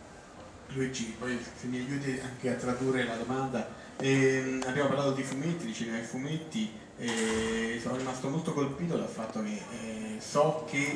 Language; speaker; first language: Italian; native; Italian